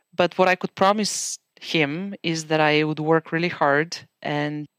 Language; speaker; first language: English; non-native, fluent; Bulgarian